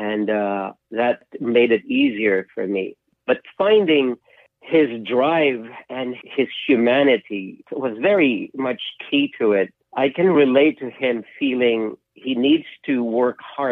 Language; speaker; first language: English; non-native, local second language; Filipino